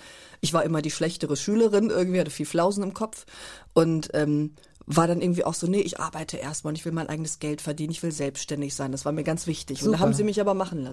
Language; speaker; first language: German; early bilingual, other home language; Turkish